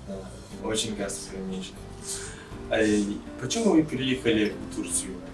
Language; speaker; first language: Russian; non-native, learner; Turkish